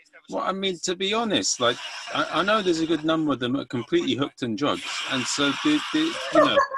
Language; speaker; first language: English; native; English